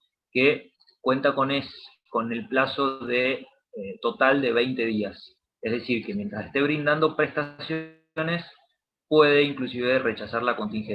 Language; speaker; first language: Spanish; native; Spanish